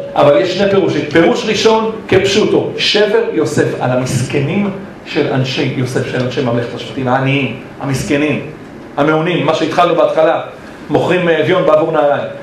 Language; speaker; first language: Hebrew; native; Hebrew